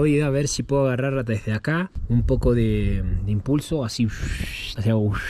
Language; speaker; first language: Spanish; native; Spanish